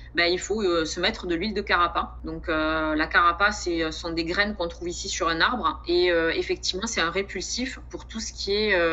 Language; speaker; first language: French; native; French